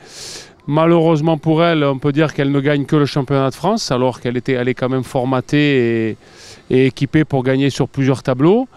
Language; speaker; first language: French; native; French